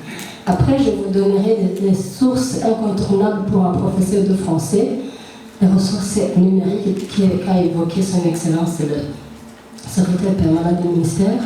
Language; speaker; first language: French; non-native, local second language; Rundi